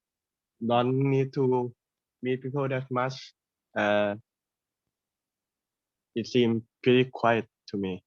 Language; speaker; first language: English; non-native, learner; Thai